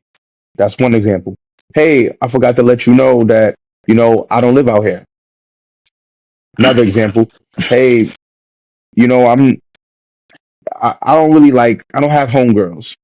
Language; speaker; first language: English; native; English